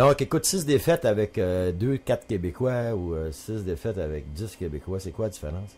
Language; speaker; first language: French; native; French